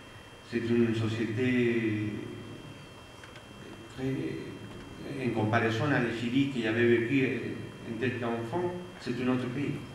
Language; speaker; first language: French; non-native, fluent; Spanish